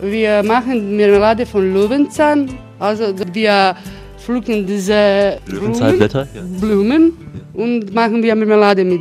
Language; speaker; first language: German; non-native, learner; Croatian